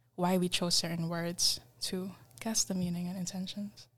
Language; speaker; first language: English; non-native, fluent; Indonesian